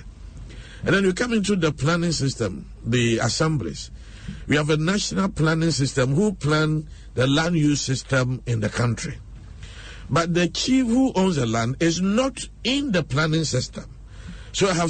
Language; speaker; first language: English; non-native, local second language; Akan